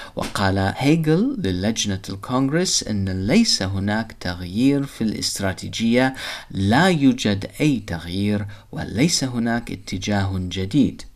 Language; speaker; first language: Arabic; non-native, fluent; English